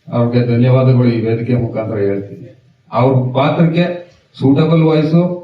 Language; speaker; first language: Kannada; native; Kannada